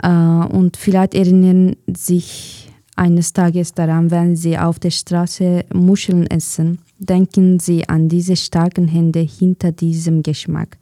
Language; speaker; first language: German; non-native, fluent; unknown